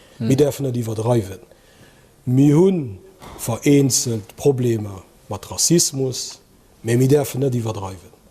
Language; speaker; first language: Luxembourgish; early bilingual, other home language; Kabuverdianu